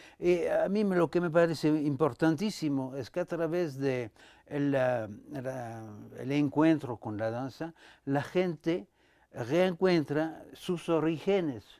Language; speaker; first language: Spanish; non-native, fluent; French